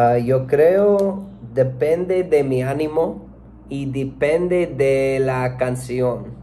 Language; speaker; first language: Spanish; non-native, learner; English